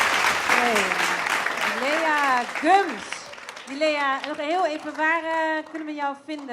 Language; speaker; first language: Dutch; native; Dutch